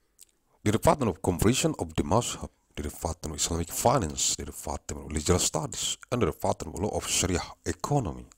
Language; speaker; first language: English; non-native, learner; Indonesian